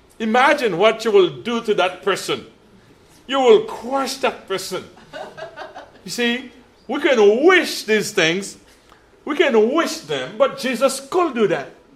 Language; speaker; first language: English; non-native, fluent; Haitian Creole